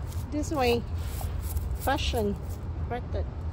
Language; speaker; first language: English; non-native, learner; Vietnamese